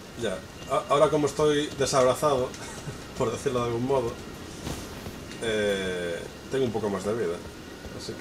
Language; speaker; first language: Spanish; native; Spanish